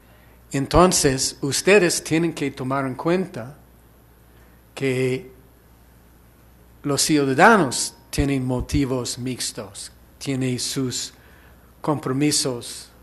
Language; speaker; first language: Spanish; non-native, fluent; English